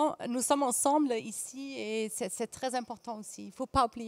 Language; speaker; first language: French; non-native, fluent; German